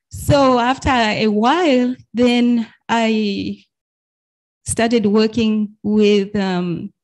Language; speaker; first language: English; non-native, fluent; Arabic